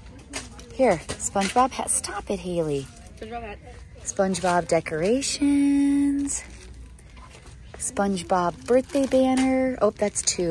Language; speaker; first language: English; native; English